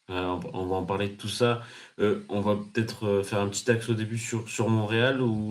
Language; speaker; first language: French; native; French